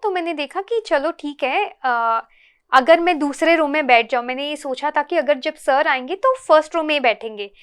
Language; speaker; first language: Hindi; non-native, local second language; Telugu